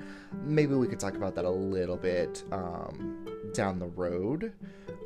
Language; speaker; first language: English; native; English